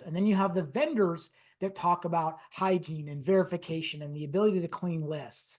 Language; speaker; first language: English; native; English